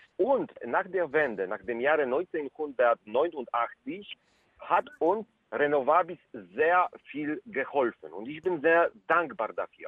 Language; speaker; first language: German; non-native, fluent; Polish